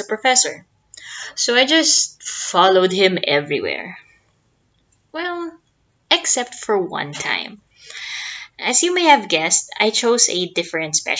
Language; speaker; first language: English; non-native, local second language; Filipino